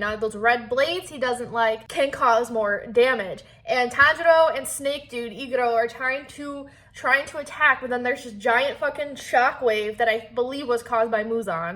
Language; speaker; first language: English; native; English